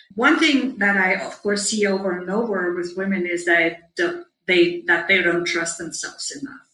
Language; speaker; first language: English; non-native, fluent; German